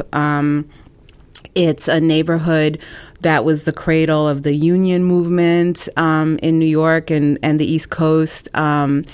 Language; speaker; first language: English; native; English